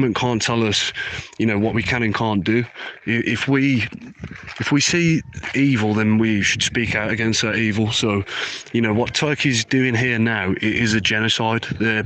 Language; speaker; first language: English; native; English